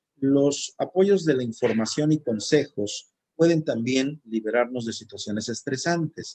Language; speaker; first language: Spanish; native; Spanish